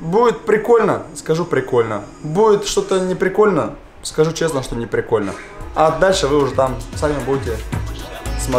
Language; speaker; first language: Russian; native; Russian